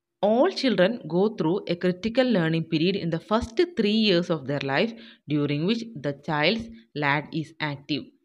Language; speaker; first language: English; non-native, local second language; Malayalam